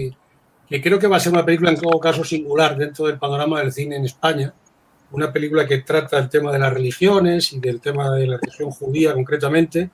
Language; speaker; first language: Spanish; native; Spanish